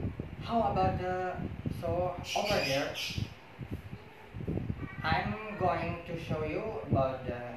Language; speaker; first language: English; non-native, learner; Indonesian